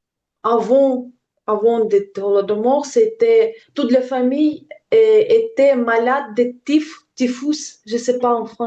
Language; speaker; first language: French; non-native, learner; Ukrainian